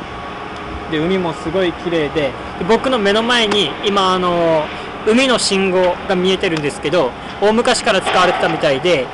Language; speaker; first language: Japanese; native; Japanese